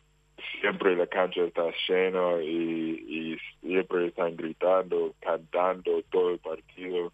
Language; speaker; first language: Spanish; non-native, fluent; English